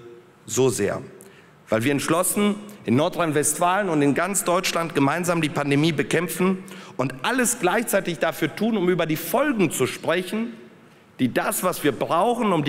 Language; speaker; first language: German; early bilingual, other home language; Polish